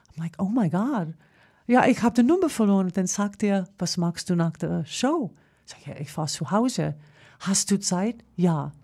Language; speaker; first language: German; non-native, fluent; English